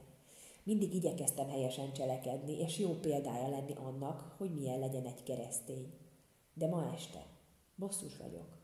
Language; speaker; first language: Hungarian; native; Hungarian